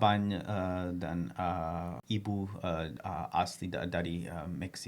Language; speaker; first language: Indonesian; non-native, local second language; Spanish